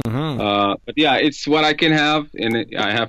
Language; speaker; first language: English; non-native, fluent; Portuguese